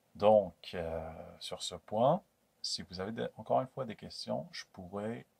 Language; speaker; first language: French; non-native, local second language; Kabyle